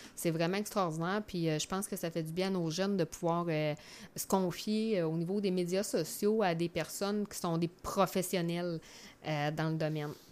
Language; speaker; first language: French; native; French